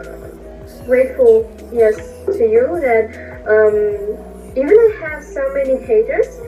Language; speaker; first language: English; non-native, learner; Russian